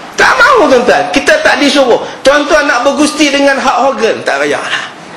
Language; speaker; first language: Malay; native; Malay